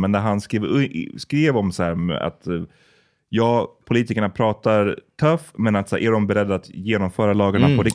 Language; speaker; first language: Swedish; native; Swedish